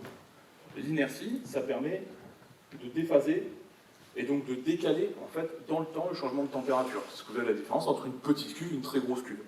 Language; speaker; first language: French; native; French